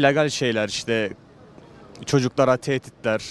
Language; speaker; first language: Turkish; native; Turkish